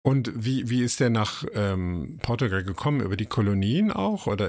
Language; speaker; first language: German; native; German